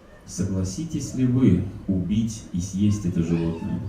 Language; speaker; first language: Russian; native; Russian